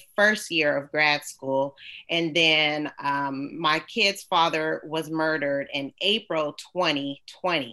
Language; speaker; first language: English; native; English